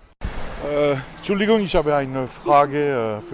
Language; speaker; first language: German; non-native, learner; French